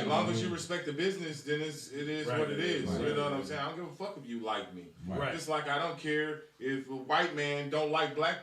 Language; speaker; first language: English; native; English